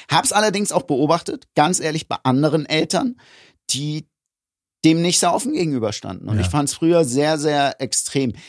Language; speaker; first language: German; early bilingual, other home language; Greek